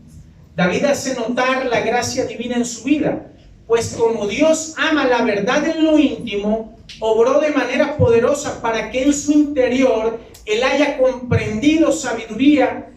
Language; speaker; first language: Spanish; native; Spanish